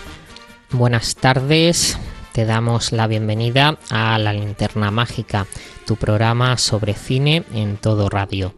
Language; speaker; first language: Spanish; native; Spanish